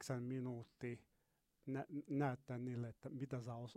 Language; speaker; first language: Finnish; non-native, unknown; Arabic